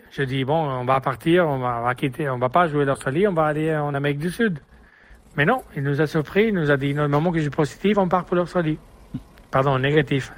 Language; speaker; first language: French; non-native, fluent; Spanish